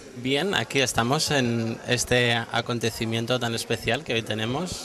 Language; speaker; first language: Spanish; native; Spanish